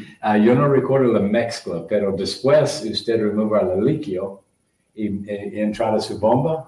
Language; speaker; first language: Spanish; non-native, learner; English